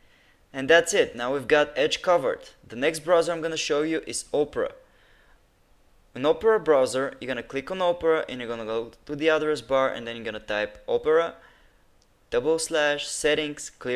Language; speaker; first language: English; non-native, fluent; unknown